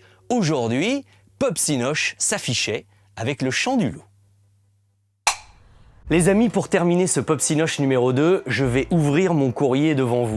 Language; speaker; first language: French; native; French